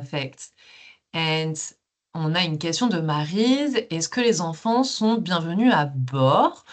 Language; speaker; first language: French; native; French